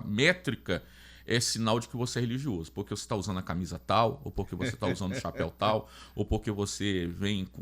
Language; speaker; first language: Portuguese; native; Portuguese